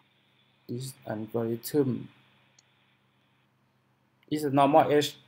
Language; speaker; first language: English; non-native, learner; Thai